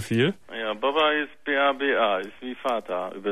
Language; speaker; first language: German; early bilingual, other home language; Turkish